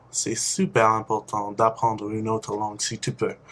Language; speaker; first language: French; non-native, fluent; English